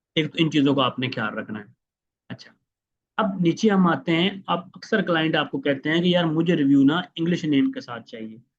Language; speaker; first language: Urdu; non-native, local second language; Punjabi